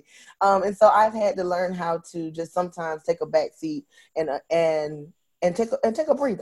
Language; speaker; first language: English; native; English